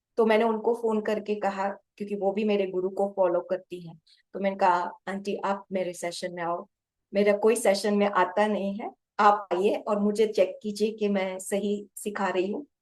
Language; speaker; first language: Hindi; non-native, local second language; Gujarati